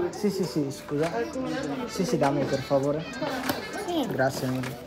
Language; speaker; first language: Italian; non-native, learner; Bangla